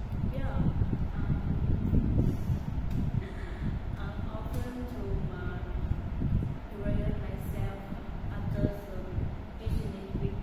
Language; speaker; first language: English; non-native, learner; Vietnamese